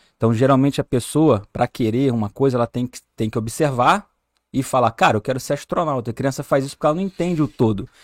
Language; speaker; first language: Portuguese; native; Portuguese